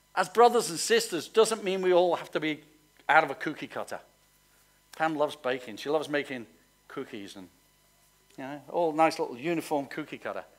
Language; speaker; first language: English; native; English